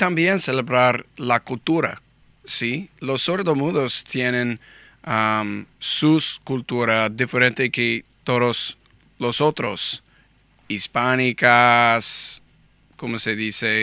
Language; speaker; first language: Spanish; non-native, learner; English